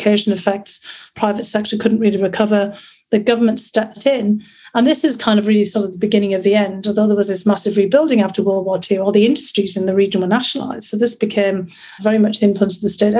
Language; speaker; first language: English; native; English